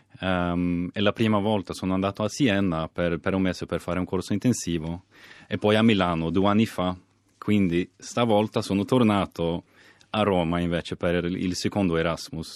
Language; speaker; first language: Italian; non-native, fluent; Swedish